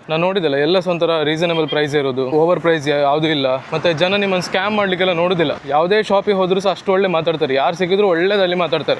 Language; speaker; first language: Kannada; native; Kannada